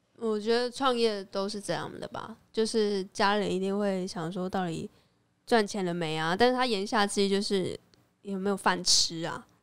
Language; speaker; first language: Chinese; native; Chinese